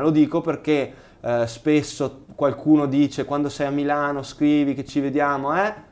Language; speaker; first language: Italian; native; Italian